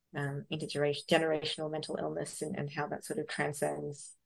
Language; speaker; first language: English; native; English